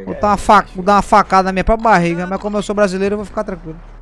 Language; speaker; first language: Portuguese; native; Portuguese